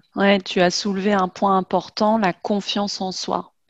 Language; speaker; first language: French; native; French